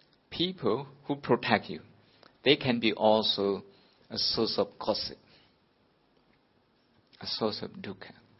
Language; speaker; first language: English; non-native, fluent; Burmese